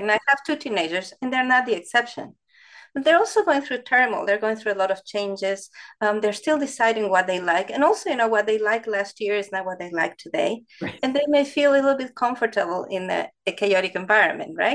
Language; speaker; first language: English; non-native, fluent; Spanish